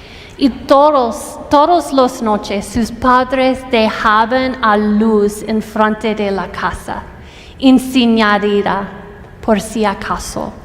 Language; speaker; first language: Spanish; non-native, fluent; English